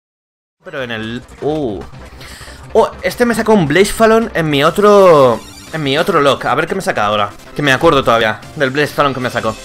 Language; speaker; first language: Spanish; native; Spanish